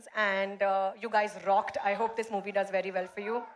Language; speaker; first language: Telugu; non-native, learner; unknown